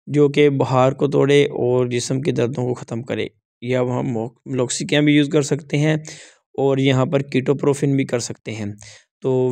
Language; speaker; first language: Urdu; non-native, local second language; Punjabi